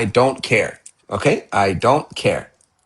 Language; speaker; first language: English; non-native, fluent; Amharic